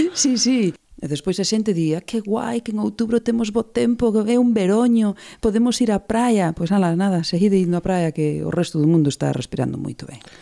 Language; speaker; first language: Galician; non-native, local second language; Spanish